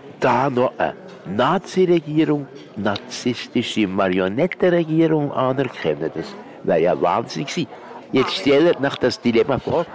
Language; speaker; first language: German; non-native, fluent; Hungarian